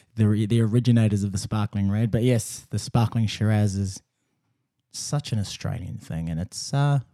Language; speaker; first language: English; native; English